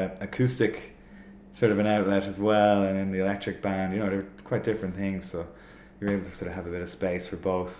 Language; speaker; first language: English; native; English